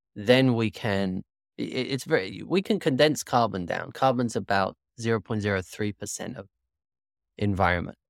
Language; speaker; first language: English; native; English